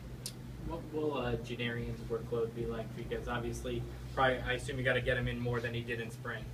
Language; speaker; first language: English; native; English